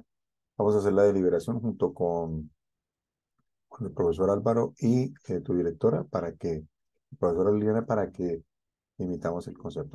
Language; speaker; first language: Spanish; native; Spanish